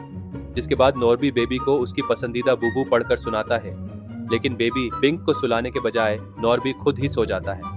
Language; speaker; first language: Hindi; native; Hindi